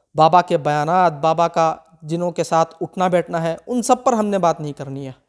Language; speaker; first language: Hindi; non-native, local second language; Gujarati